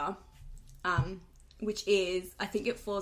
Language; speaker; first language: English; non-native, local second language; Spanish